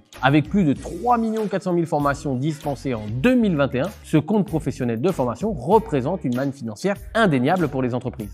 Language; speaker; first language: French; native; French